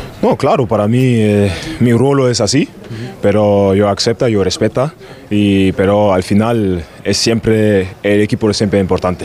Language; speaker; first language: Spanish; non-native, learner; German